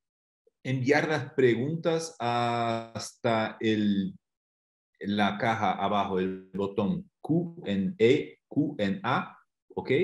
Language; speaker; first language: Spanish; non-native, fluent; Portuguese